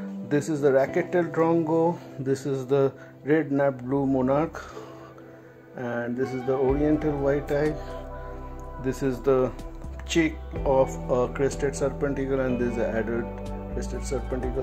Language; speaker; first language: English; non-native, local second language; Hindi